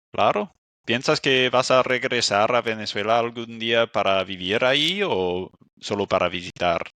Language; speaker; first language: Spanish; non-native, fluent; English